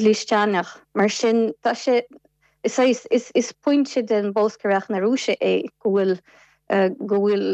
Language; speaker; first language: Irish; non-native, fluent; Ukrainian